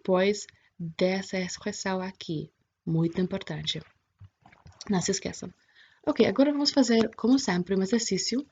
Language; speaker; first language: Portuguese; non-native, fluent; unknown